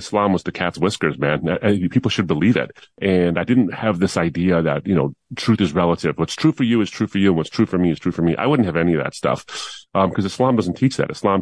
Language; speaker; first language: English; native; English